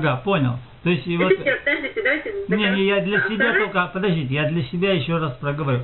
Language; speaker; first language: Russian; native; Russian